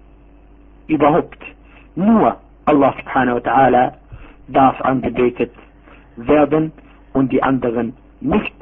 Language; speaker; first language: German; non-native, fluent; Arabic